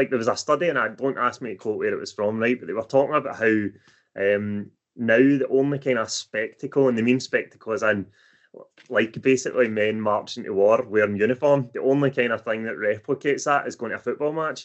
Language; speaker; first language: English; native; English